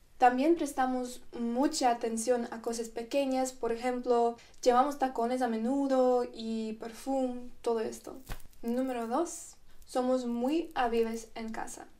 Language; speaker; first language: Spanish; non-native, fluent; Russian